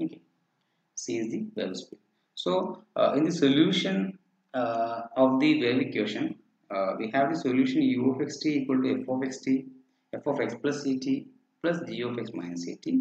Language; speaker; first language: English; non-native, local second language; Malayalam